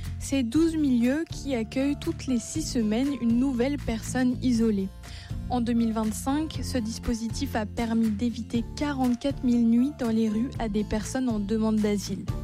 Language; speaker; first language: French; native; French